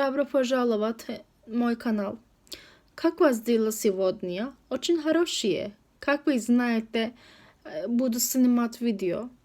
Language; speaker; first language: Russian; non-native, learner; Turkish